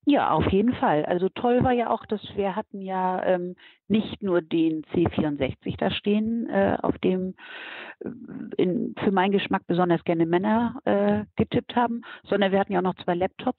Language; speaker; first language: German; native; German